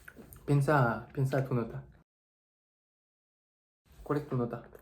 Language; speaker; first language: Spanish; non-native, learner; French